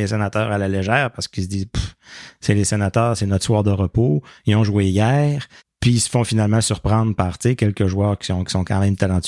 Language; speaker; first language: French; native; French